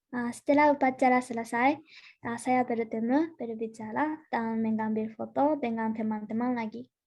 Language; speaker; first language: Indonesian; non-native, learner; Japanese